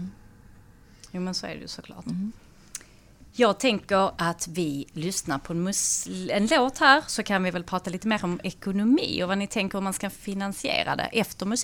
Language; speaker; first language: Swedish; native; Swedish